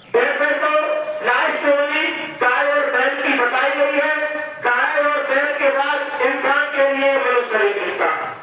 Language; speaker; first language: Hindi; native; Hindi